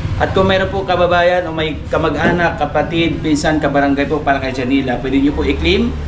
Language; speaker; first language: Filipino; non-native, local second language; Waray